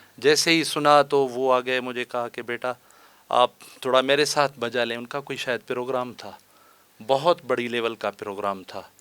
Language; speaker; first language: Urdu; non-native, local second language; Baluchi